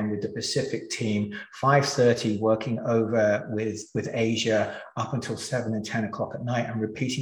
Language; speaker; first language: English; native; English